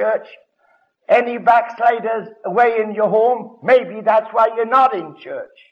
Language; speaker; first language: English; native; English